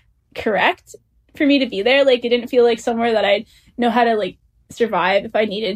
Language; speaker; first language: English; native; English